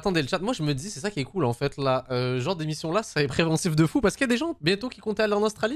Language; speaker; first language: French; native; French